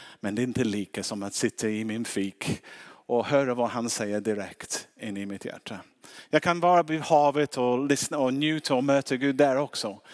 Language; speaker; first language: Swedish; non-native, fluent; English